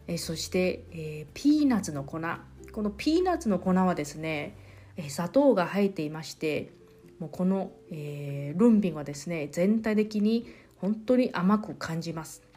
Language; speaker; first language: Japanese; non-native, fluent; Chinese